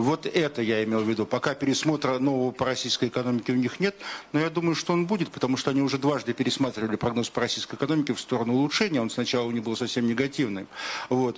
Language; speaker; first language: Russian; native; Russian